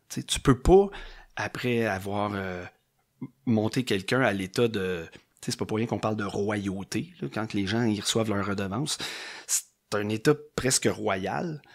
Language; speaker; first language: French; native; French